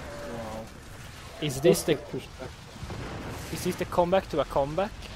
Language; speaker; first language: English; non-native, fluent; Swedish